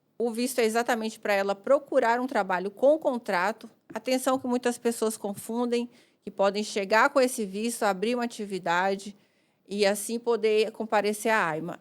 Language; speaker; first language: Portuguese; native; Portuguese